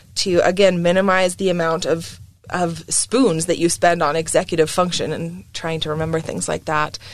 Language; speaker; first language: English; native; English